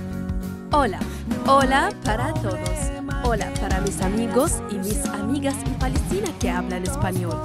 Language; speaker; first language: Spanish; non-native, fluent; Arabic